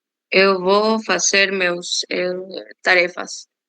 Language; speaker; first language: Portuguese; non-native, learner; Spanish